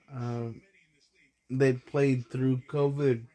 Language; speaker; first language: English; native; English